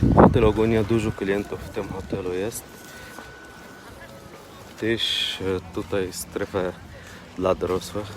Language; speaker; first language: Polish; non-native, learner; Arabic